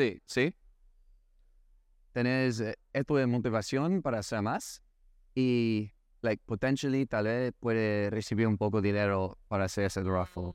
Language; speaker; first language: Spanish; non-native, learner; English